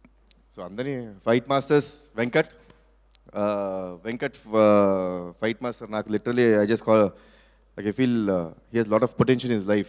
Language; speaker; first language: Telugu; native; Telugu